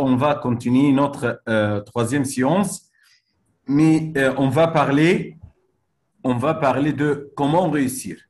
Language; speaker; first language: French; non-native, fluent; Arabic